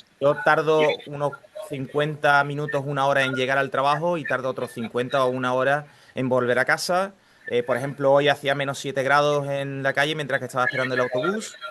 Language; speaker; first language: Spanish; native; Spanish